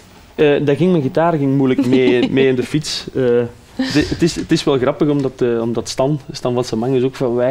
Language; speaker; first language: Dutch; native; Dutch